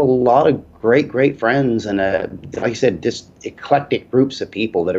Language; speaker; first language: English; native; English